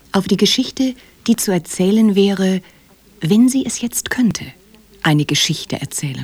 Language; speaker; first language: German; native; German